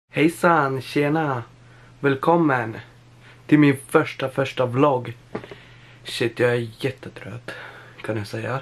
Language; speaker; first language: Swedish; early bilingual, other home language; Polish